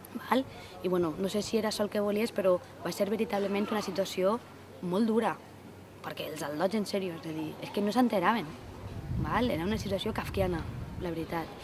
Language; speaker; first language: Catalan; non-native, local second language; Spanish